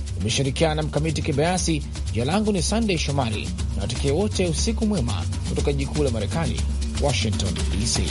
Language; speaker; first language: Swahili; native; Swahili